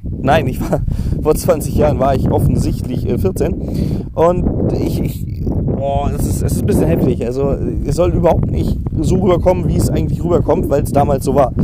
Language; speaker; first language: German; native; German